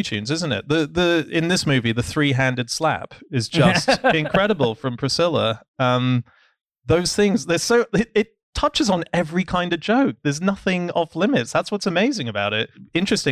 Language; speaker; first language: English; native; English